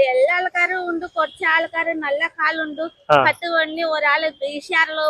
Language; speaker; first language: Malayalam; non-native, learner; Telugu